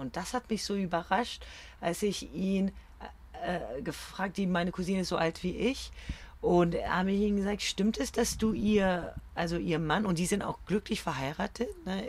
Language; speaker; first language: German; early bilingual, other home language; French